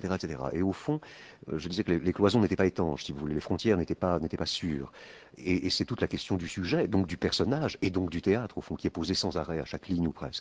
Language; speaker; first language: French; native; French